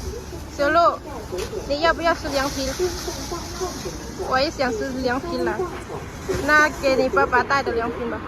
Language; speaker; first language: Chinese; non-native, fluent; Lao